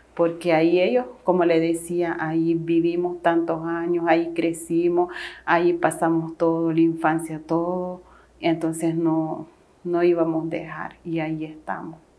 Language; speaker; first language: Spanish; native; Spanish